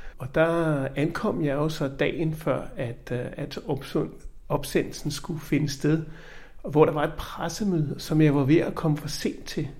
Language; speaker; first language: Danish; native; Danish